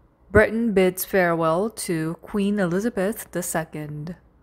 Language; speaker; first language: English; non-native, fluent; Korean